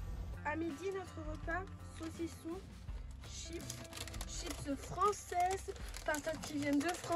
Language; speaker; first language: French; native; French